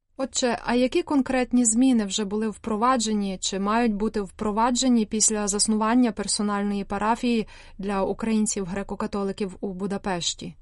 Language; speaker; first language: Ukrainian; native; Ukrainian